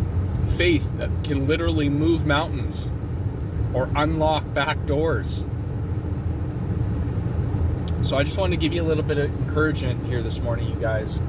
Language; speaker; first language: English; native; English